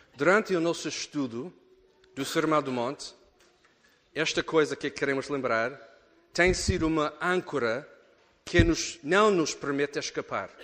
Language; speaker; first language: Portuguese; non-native, fluent; English